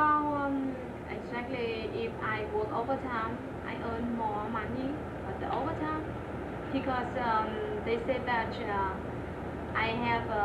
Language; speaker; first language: English; non-native, learner; Vietnamese